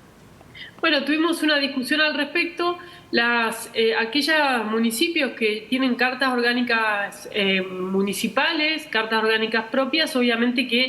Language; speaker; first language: Spanish; native; Spanish